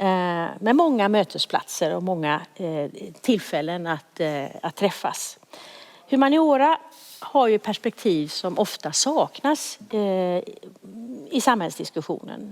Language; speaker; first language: Swedish; native; Swedish